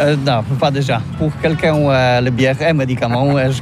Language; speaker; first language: French; non-native, learner; Polish